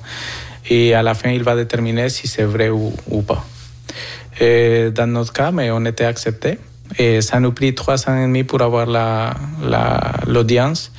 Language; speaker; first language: French; non-native, fluent; Spanish